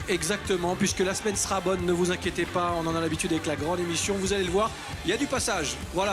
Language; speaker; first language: French; native; French